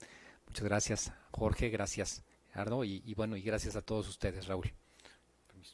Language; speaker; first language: Spanish; native; Spanish